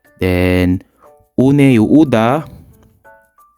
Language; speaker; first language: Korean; non-native, fluent; Filipino